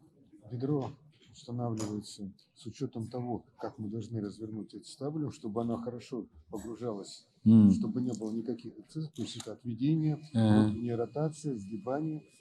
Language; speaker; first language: Russian; native; Russian